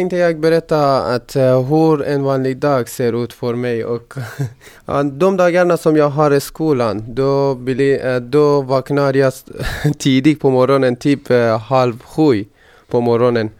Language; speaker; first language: Swedish; non-native, fluent; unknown